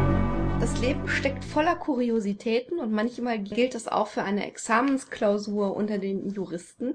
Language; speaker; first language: German; native; German